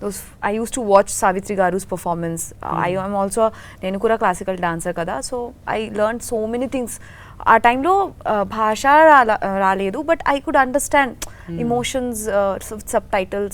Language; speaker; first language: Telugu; non-native, learner; Bangla